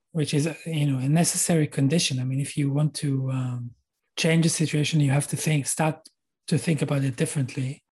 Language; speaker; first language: English; non-native, fluent; Hebrew